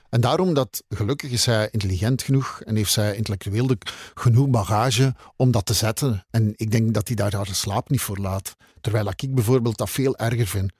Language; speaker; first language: Dutch; native; Dutch